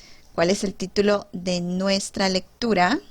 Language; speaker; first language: Spanish; native; Spanish